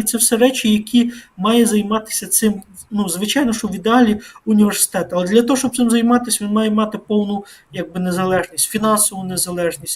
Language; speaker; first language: Ukrainian; native; Ukrainian